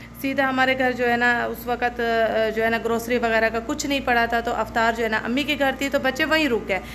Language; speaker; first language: Urdu; native; Urdu